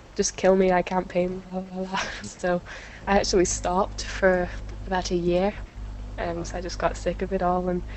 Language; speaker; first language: English; native; English